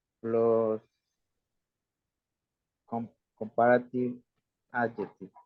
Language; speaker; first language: English; non-native, learner; Spanish